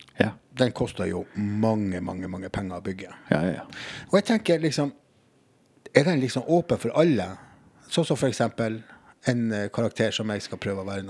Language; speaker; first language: Norwegian; native; Norwegian